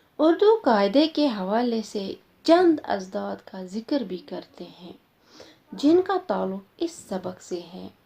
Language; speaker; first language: Urdu; non-native, local second language; Kashmiri